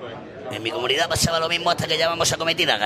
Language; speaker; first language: Spanish; native; Spanish